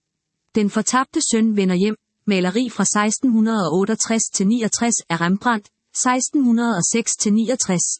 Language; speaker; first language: Danish; native; Danish